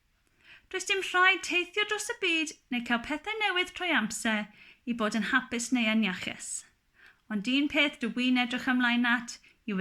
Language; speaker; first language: Welsh; non-native, local second language; English